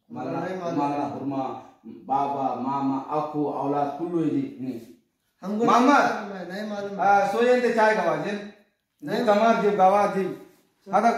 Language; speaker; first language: Arabic; non-native, learner; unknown